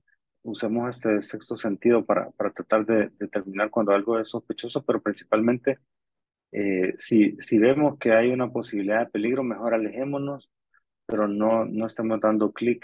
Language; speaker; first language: Spanish; native; Spanish